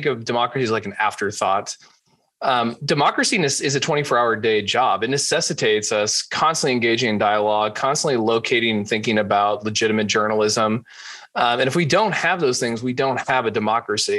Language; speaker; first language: English; native; English